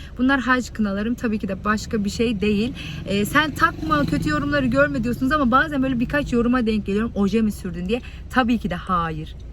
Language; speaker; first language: Turkish; native; Turkish